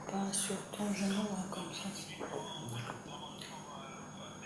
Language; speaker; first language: French; non-native, fluent; Ukrainian